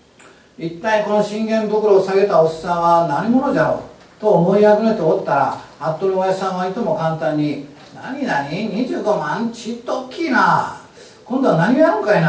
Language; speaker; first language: Japanese; native; Japanese